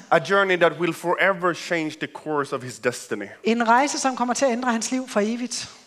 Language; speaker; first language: English; non-native, fluent; Swedish